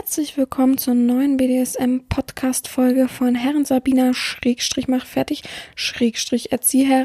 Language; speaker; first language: German; native; German